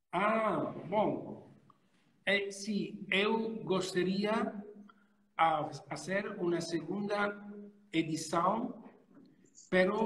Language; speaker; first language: Portuguese; non-native, learner; Italian